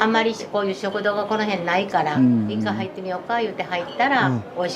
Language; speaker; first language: Japanese; native; Japanese